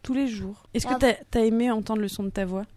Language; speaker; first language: French; native; French